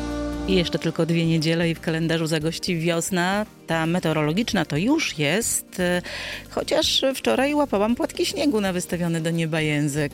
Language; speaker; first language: Polish; native; Polish